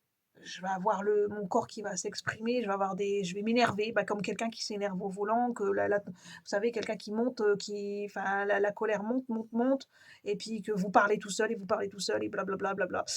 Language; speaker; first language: French; native; French